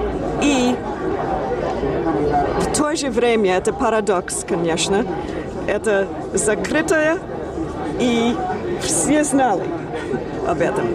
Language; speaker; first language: Russian; non-native, fluent; English